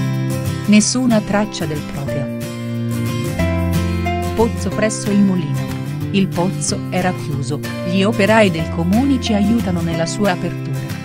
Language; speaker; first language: Italian; native; Italian